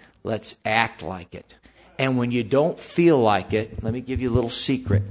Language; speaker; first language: English; native; English